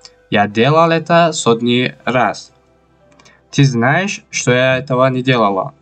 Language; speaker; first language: Russian; non-native, local second language; Tajik